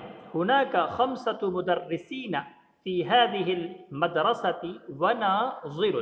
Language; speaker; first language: Arabic; non-native, fluent; Urdu